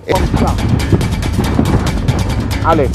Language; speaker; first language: French; non-native, learner; Haitian Creole